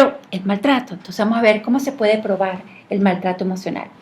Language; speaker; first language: Spanish; native; Spanish